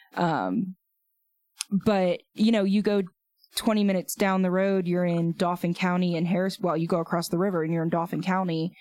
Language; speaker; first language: English; native; English